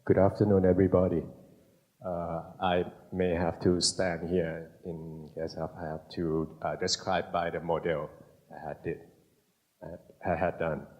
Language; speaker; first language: English; non-native, learner; Thai